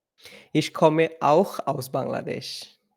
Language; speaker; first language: German; non-native, learner; Bangla